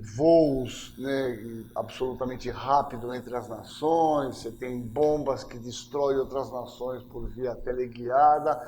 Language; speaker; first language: Portuguese; native; Portuguese